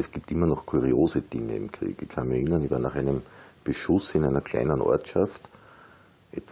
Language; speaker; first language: German; native; German